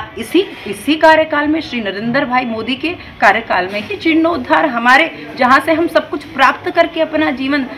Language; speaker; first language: Hindi; native; Hindi